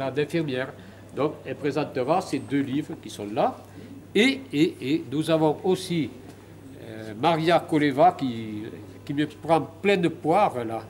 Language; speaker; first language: French; native; French